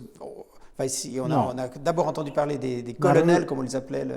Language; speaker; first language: French; native; French